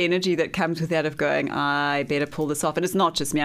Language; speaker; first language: English; native; English